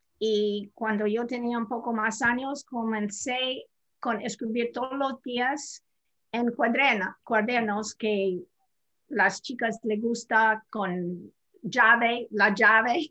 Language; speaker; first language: Spanish; non-native, fluent; English